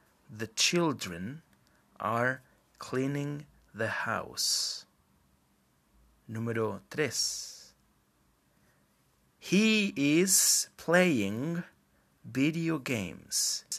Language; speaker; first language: English; non-native, fluent; Spanish